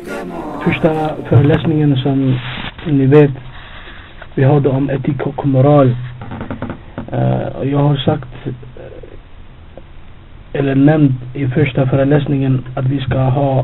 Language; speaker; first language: Swedish; non-native, fluent; Albanian